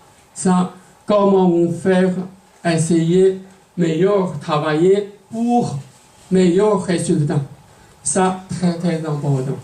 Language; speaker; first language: French; non-native, learner; Chinese